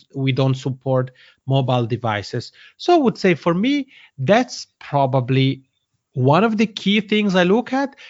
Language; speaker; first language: English; non-native, fluent; Italian